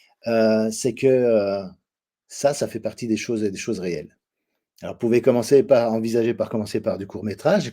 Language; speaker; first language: French; native; French